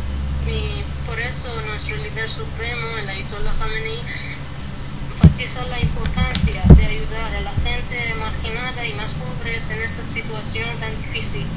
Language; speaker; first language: Spanish; non-native, learner; Persian